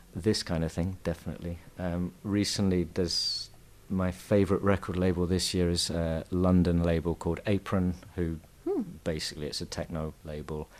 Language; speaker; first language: English; native; English